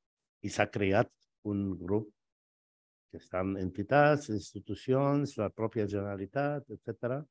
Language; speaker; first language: Catalan; non-native, fluent; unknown